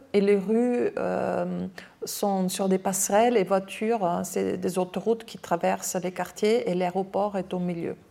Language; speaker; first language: French; non-native, fluent; German